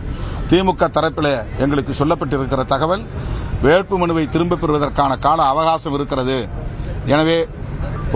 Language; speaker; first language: Tamil; native; Tamil